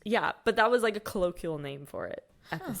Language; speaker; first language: English; native; English